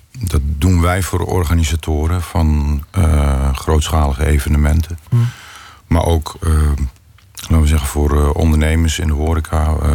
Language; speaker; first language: Dutch; native; Dutch